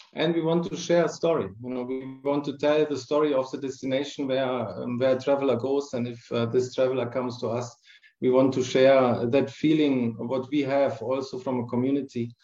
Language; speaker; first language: English; non-native, fluent; German